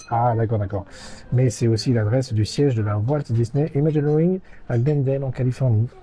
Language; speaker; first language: French; native; French